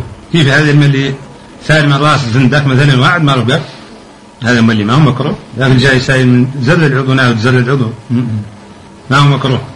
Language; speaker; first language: Arabic; native; Arabic